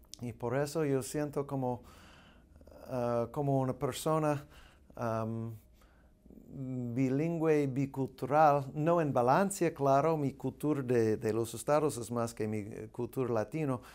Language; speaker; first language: Spanish; non-native, fluent; English